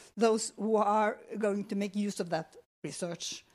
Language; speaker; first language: English; non-native, fluent; Norwegian